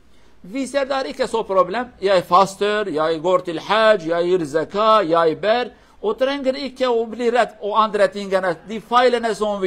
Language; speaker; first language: Norwegian; non-native, learner; Kurdish